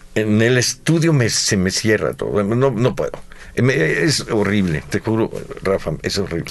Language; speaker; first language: Spanish; native; Spanish